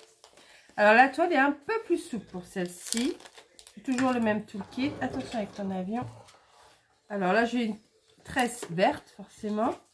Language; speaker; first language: French; native; French